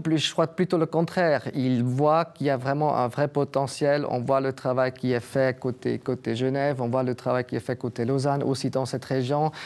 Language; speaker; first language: French; native; French